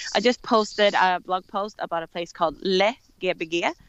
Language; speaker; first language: English; non-native, fluent; Swedish